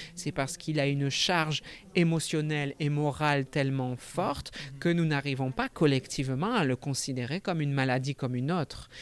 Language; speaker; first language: French; native; French